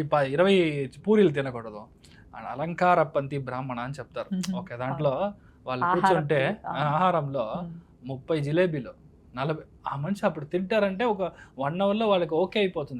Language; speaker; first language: Telugu; non-native, fluent; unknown